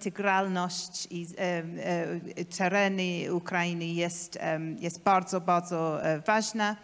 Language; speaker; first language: Polish; non-native, learner; English